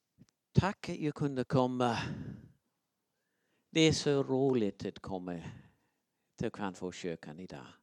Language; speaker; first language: Swedish; non-native, fluent; English